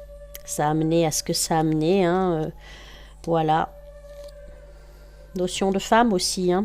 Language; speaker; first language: French; native; French